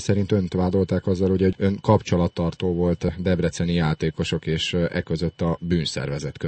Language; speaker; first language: Hungarian; native; Hungarian